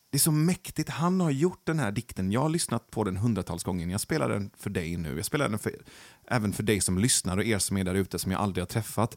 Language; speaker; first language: Swedish; early bilingual, other home language; Persian